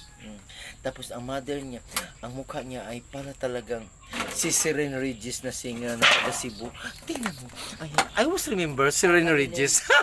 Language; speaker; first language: Filipino; non-native, local second language; Cebuano